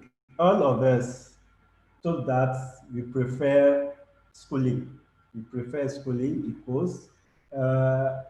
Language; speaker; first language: English; non-native, learner; French